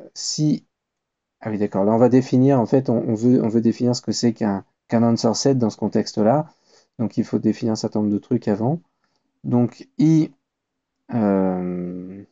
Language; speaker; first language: French; native; French